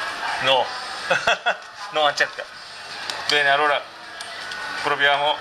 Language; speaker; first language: Italian; non-native, learner; Japanese